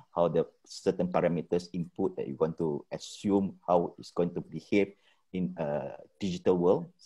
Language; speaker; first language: English; non-native, local second language; Malay